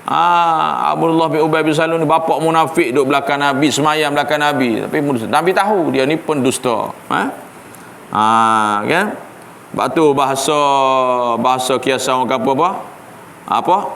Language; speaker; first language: Malay; native; Malay